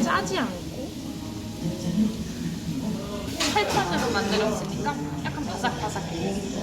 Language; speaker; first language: Korean; non-native, fluent; French